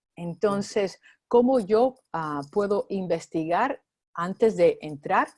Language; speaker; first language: Spanish; native; Spanish